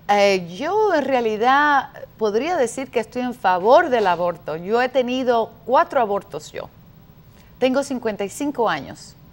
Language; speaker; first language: Spanish; early bilingual, heritage; Spanish